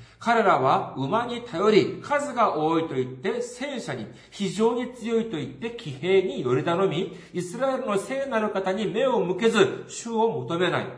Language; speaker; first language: Japanese; non-native, fluent; Korean